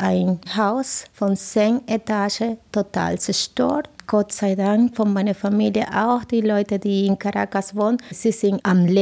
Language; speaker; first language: German; non-native, learner; Spanish